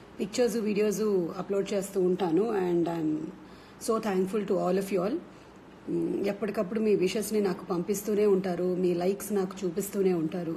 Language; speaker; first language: Telugu; non-native, local second language; Malayalam